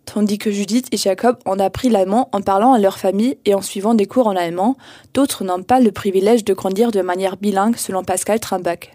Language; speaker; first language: French; native; French